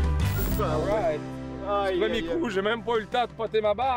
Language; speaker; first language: French; native; French